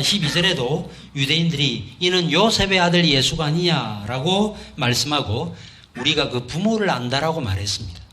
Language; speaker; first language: Korean; native; Korean